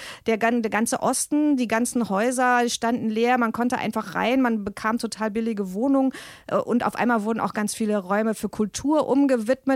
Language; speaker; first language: German; native; German